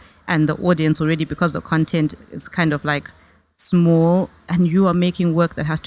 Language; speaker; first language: English; native; English